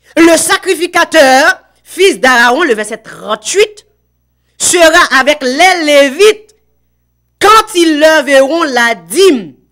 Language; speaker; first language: French; non-native, local second language; Haitian Creole